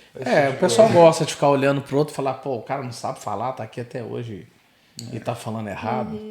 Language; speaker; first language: Portuguese; native; Portuguese